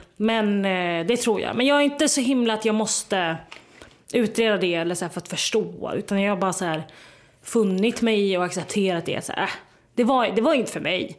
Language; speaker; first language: Swedish; native; Swedish